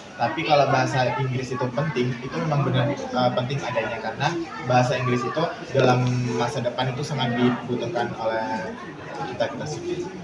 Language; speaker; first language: Indonesian; non-native, local second language; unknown